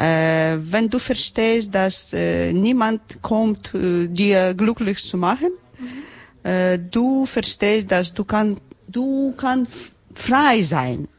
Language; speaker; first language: German; non-native, learner; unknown